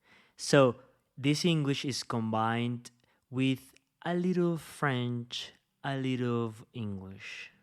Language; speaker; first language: English; non-native, fluent; Spanish